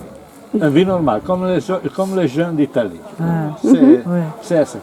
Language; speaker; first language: French; non-native, learner; Italian